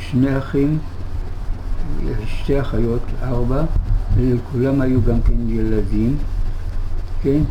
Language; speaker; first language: Hebrew; early bilingual, other home language; German